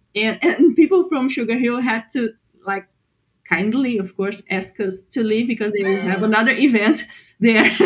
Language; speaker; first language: English; non-native, fluent; Portuguese